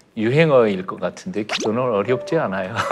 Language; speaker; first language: Korean; native; Korean